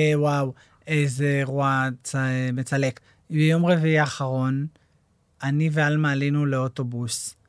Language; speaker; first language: Hebrew; native; Hebrew